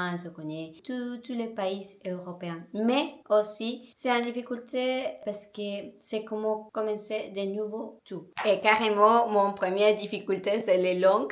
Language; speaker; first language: French; non-native, learner; Spanish